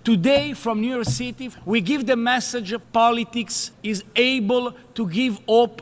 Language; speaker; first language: English; non-native, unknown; Italian